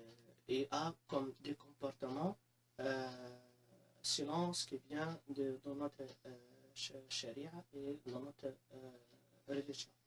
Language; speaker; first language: French; non-native, local second language; Arabic